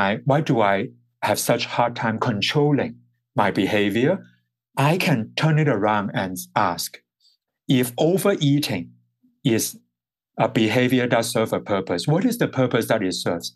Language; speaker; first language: English; non-native, local second language; Cantonese